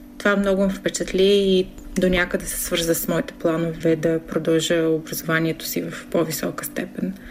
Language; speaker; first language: Bulgarian; native; Bulgarian